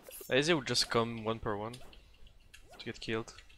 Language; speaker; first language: English; non-native, fluent; French